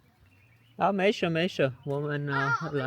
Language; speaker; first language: Chinese; non-native, learner; German